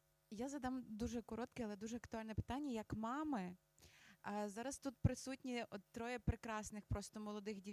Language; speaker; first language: Ukrainian; native; Ukrainian